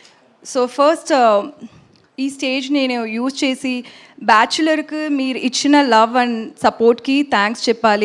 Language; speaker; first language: Telugu; non-native, learner; Tamil